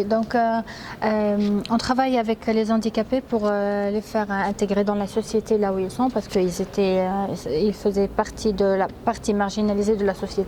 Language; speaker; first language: French; non-native, fluent; Arabic